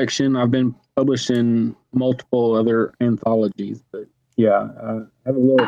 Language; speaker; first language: English; native; English